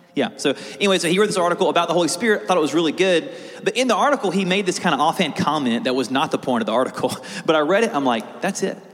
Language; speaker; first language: English; native; English